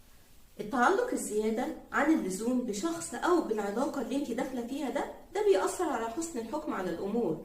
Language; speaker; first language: Arabic; native; Arabic